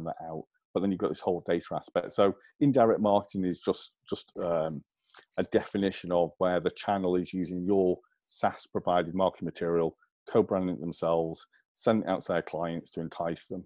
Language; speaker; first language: English; native; English